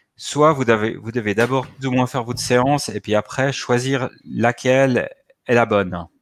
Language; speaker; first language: French; native; French